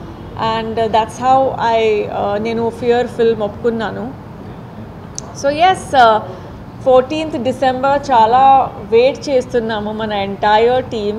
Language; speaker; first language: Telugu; non-native, fluent; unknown